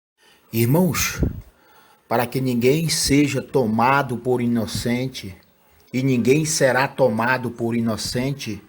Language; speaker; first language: Portuguese; native; Portuguese